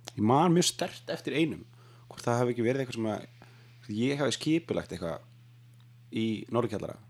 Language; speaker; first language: Icelandic; native; Icelandic